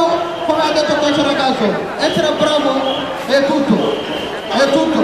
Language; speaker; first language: Italian; non-native, learner; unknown